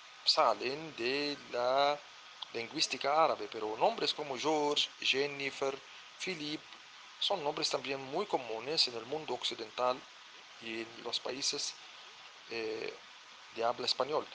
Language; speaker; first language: Spanish; non-native, fluent; Arabic